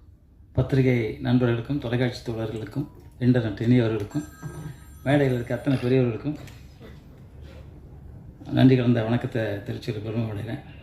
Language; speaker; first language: Tamil; native; Tamil